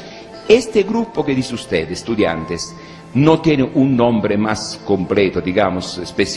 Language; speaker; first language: Spanish; non-native, fluent; Italian